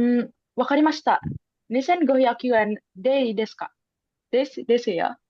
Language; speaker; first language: Japanese; non-native, learner; Indonesian